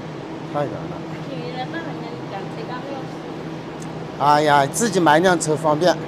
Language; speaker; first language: Chinese; native; Chinese